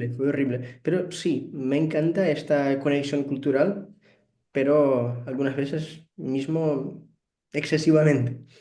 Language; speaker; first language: Spanish; non-native, fluent; Portuguese